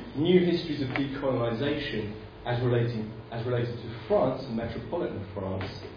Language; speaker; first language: English; native; English